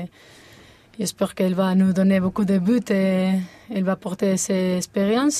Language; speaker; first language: French; non-native, fluent; Spanish